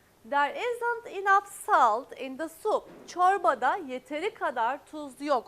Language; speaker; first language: English; non-native, fluent; Turkish